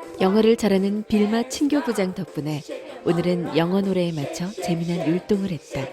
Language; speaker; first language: Korean; native; Korean